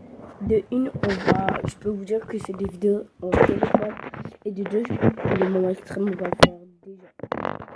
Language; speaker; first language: French; native; French